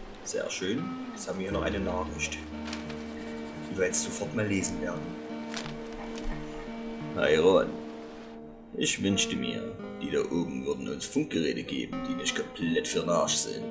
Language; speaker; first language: German; native; German